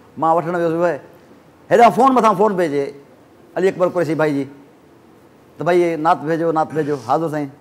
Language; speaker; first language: Sindhi; native; Sindhi